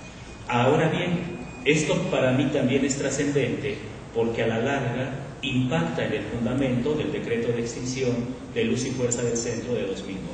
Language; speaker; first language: Spanish; native; Spanish